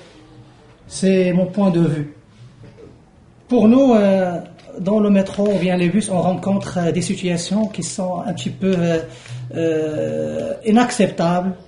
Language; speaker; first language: French; non-native, local second language; Arabic